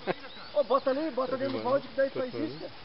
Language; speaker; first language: Portuguese; native; Portuguese